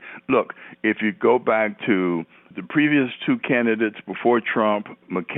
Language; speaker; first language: English; native; English